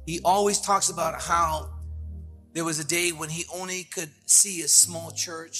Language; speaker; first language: English; early bilingual, other home language; Spanish